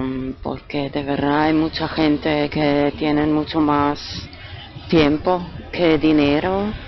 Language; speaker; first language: Spanish; non-native, fluent; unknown